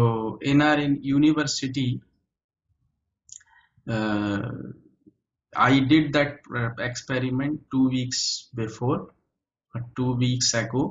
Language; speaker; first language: English; non-native, local second language; Hindi